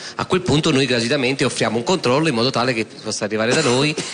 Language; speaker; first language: Italian; native; Italian